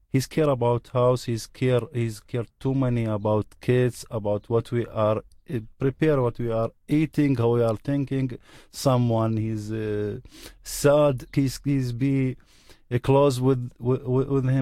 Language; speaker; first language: English; non-native, learner; Arabic